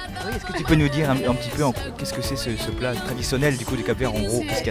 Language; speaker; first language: French; native; French